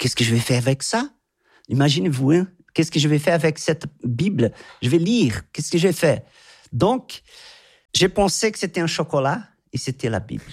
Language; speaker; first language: French; non-native, fluent; Portuguese